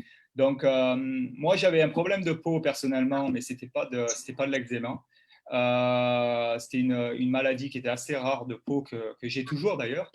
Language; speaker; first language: French; native; French